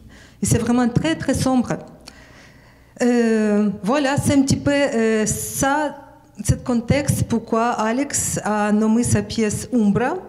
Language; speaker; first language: French; non-native, learner; Ukrainian